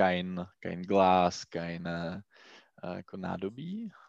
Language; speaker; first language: German; non-native, learner; Czech